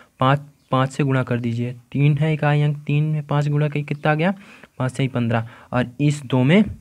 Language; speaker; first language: Hindi; native; Hindi